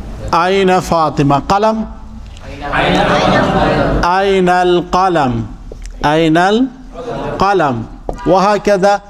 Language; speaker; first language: Arabic; non-native, fluent; Urdu